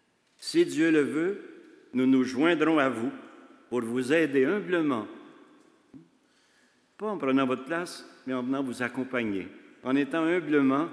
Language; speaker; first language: French; native; French